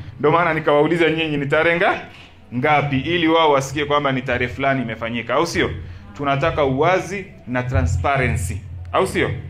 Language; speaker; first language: Swahili; native; Swahili